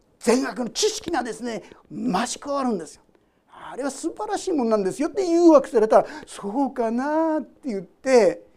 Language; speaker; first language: Japanese; native; Japanese